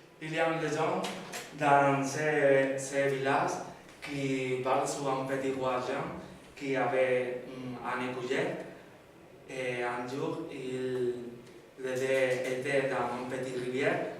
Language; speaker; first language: French; non-native, learner; Spanish